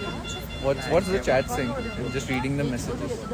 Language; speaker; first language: English; non-native, local second language; Hindi